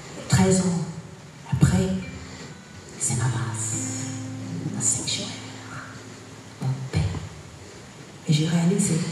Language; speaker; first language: French; non-native, learner; English